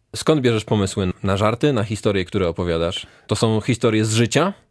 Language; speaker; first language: Polish; native; Polish